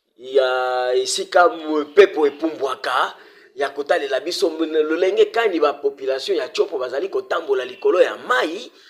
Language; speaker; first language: Lingala; native; Lingala